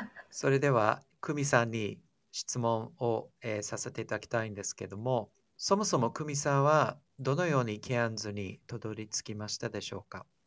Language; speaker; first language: Japanese; non-native, fluent; English